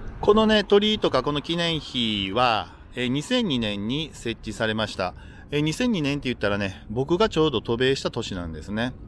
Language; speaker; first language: Japanese; native; Japanese